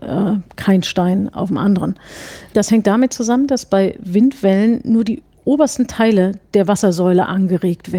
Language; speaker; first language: German; native; German